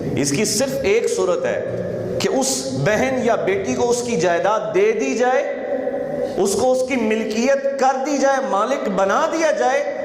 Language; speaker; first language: Urdu; non-native, local second language; Punjabi